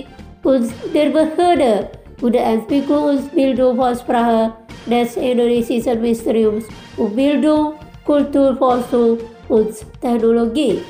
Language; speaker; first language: German; non-native, fluent; Indonesian